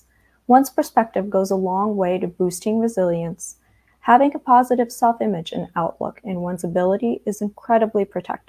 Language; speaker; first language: English; early bilingual, other home language; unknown